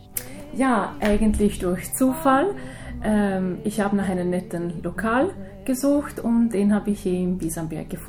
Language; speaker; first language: German; non-native, fluent; Croatian